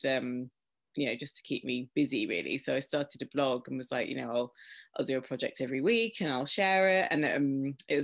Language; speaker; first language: English; native; English